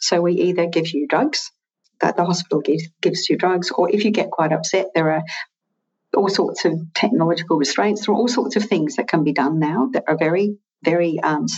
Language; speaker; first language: English; native; English